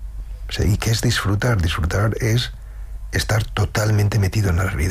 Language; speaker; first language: Spanish; native; Spanish